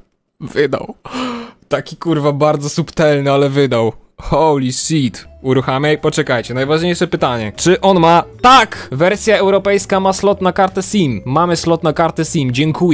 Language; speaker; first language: Polish; native; Polish